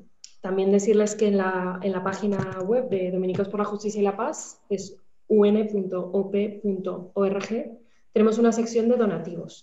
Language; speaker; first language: Spanish; native; Spanish